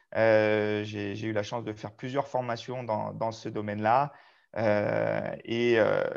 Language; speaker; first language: French; native; French